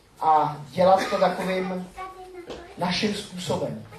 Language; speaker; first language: Czech; native; Czech